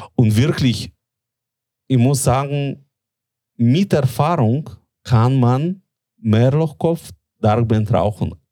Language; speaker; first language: German; non-native, fluent; Russian